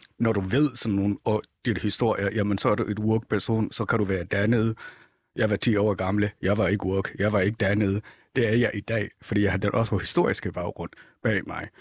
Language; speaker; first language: Danish; non-native, fluent; Somali